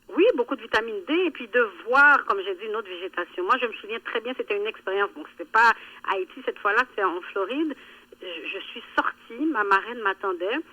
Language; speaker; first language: French; early bilingual, other home language; Haitian Creole